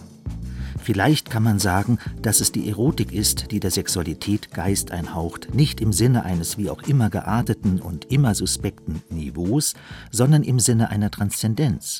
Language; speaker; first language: German; native; German